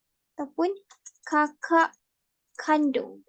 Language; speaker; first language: Malay; native; Malay